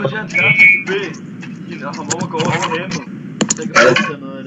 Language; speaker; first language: Danish; native; Danish